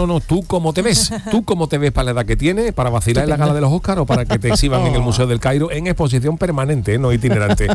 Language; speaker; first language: Spanish; native; Spanish